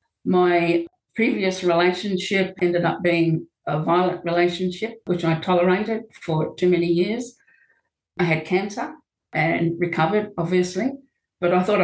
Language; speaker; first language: English; native; English